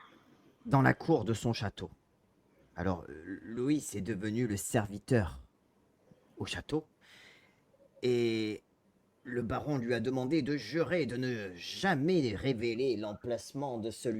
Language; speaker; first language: French; native; French